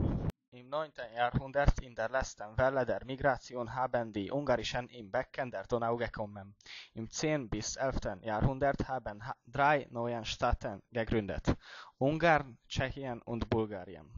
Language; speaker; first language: German; non-native, learner; Hungarian